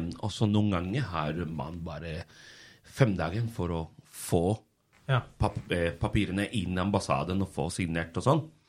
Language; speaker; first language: Norwegian; non-native, fluent; Spanish